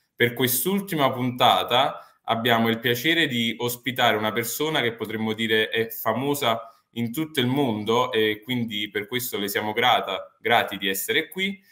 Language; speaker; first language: Italian; native; Italian